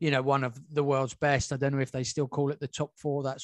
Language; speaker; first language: English; native; English